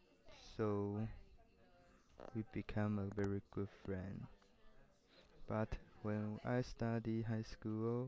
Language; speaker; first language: English; non-native, learner; Chinese